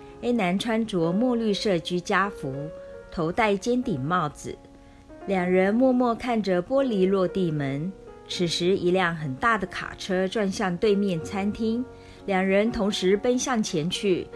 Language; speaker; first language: Chinese; native; Chinese